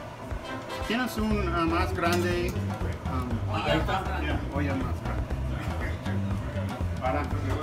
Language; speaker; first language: Spanish; non-native, learner; English